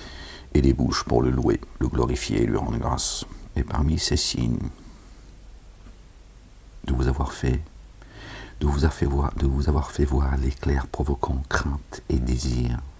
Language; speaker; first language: French; native; French